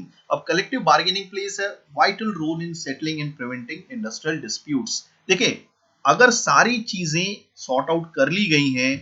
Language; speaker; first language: Hindi; native; Hindi